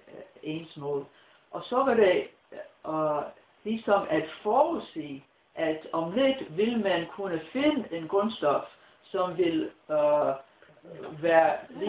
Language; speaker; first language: Danish; non-native, fluent; English